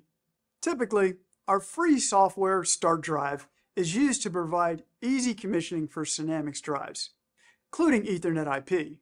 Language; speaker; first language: English; native; English